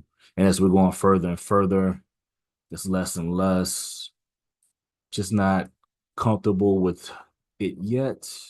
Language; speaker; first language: English; native; English